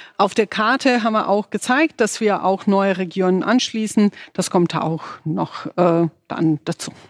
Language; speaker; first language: German; non-native, fluent; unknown